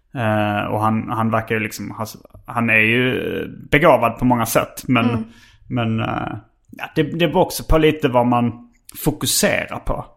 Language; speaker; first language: Swedish; native; Swedish